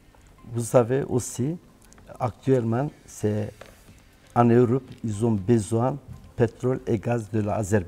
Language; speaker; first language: French; non-native, learner; Turkish